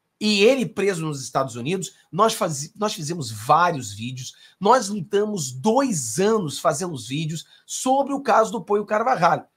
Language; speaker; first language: Portuguese; non-native, fluent; Spanish